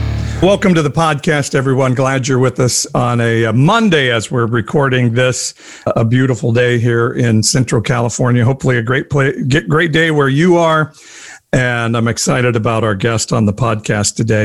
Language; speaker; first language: English; native; English